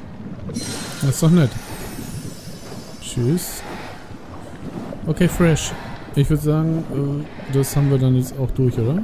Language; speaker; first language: German; native; German